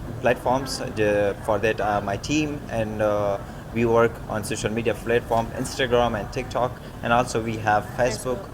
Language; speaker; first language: English; non-native, learner; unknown